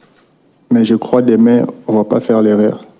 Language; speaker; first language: French; non-native, local second language; Lingala